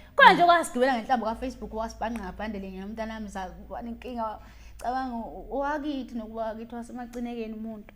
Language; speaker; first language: Zulu; native; Zulu